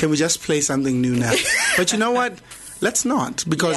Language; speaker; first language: English; non-native, local second language; Zulu